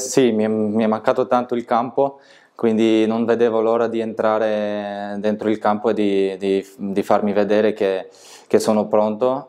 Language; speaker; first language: Italian; non-native, fluent; Bulgarian